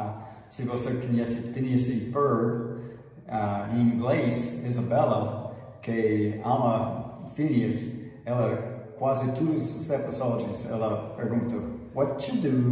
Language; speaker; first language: Portuguese; non-native, fluent; English